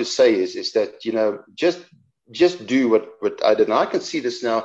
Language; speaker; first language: English; non-native, local second language; Afrikaans